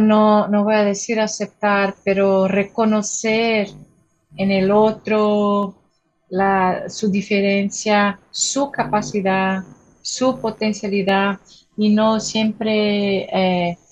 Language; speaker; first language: Spanish; non-native, fluent; Portuguese